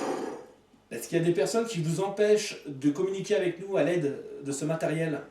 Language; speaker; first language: French; native; French